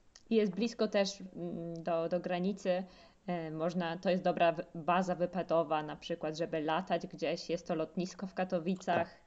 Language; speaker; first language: Polish; native; Polish